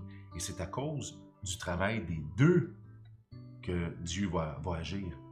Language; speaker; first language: French; native; French